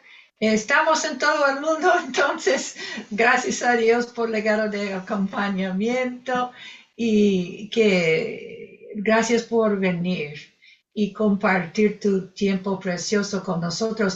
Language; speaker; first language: Spanish; non-native, fluent; English